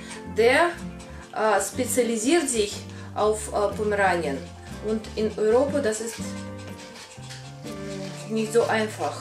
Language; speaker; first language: German; non-native, learner; Russian